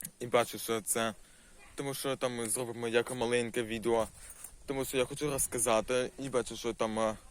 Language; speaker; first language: Ukrainian; non-native, local second language; Russian